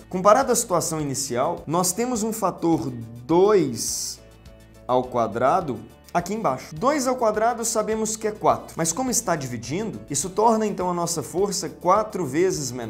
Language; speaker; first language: Portuguese; native; Portuguese